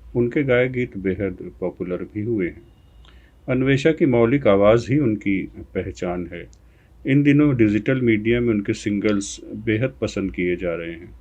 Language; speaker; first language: Hindi; native; Hindi